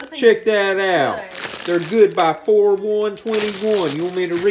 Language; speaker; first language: English; native; English